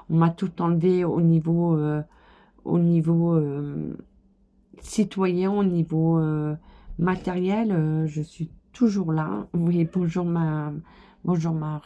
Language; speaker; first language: French; native; French